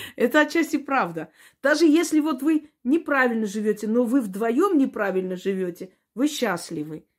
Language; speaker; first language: Russian; non-native, local second language; Armenian